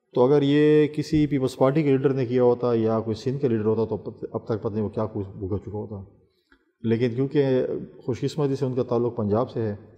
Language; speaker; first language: Urdu; non-native, local second language; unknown